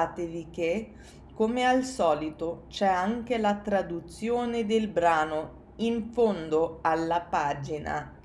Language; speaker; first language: Italian; non-native, fluent; English